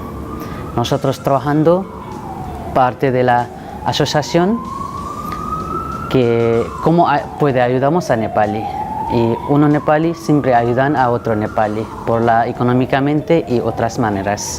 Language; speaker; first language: Spanish; non-native, learner; Nepali